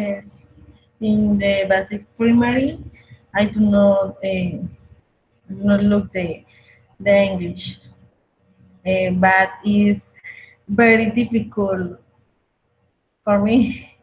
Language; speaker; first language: English; non-native, learner; Spanish